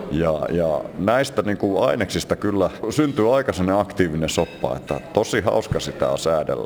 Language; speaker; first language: Finnish; native; Finnish